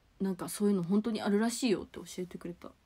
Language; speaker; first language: Japanese; native; Japanese